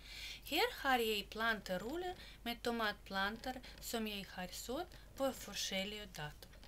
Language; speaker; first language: Norwegian; non-native, learner; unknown